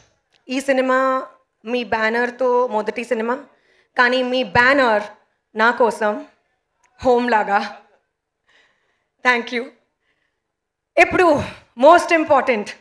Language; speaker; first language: Telugu; non-native, local second language; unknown